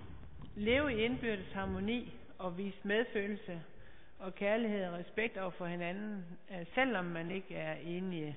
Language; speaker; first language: Danish; native; Danish